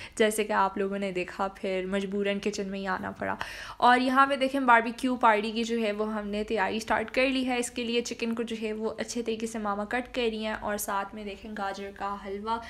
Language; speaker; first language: Urdu; native; Urdu